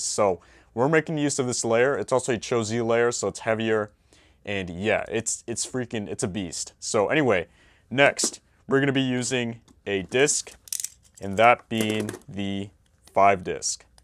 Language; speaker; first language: English; native; English